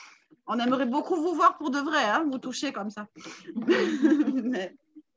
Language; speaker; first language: French; native; French